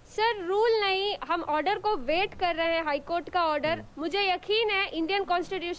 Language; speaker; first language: Hindi; non-native, local second language; Urdu